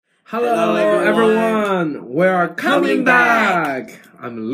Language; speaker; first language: English; non-native, fluent; Chinese